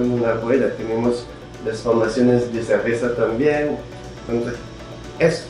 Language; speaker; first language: Spanish; non-native, fluent; French